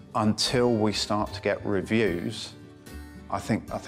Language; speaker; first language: English; native; English